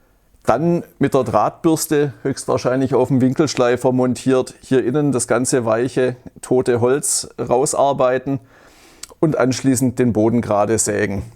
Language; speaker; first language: German; native; German